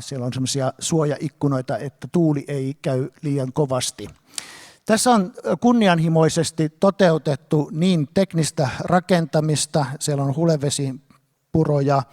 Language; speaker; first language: Finnish; native; Finnish